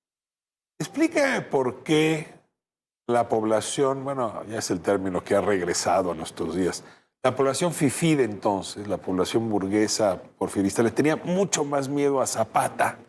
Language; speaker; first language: Spanish; native; Spanish